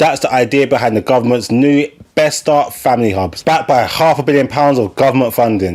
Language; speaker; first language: English; native; English